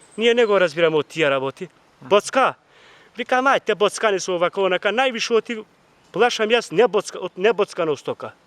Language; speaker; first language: Macedonian; non-native, local second language; Turkish